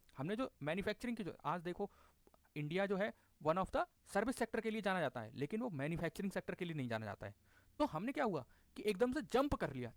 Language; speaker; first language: Hindi; native; Hindi